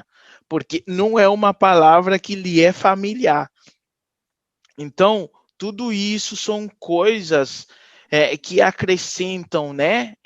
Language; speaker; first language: Portuguese; non-native, fluent; Haitian Creole